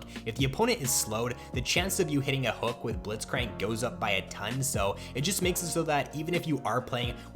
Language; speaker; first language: English; native; English